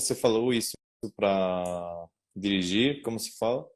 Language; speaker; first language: Portuguese; non-native, learner; Spanish